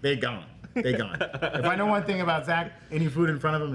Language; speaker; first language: English; native; English